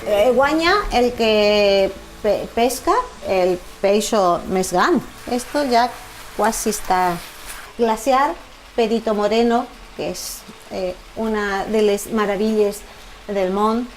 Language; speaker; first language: Catalan; non-native, fluent; Spanish